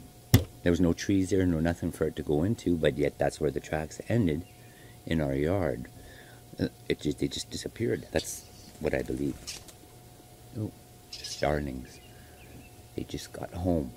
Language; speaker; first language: English; native; English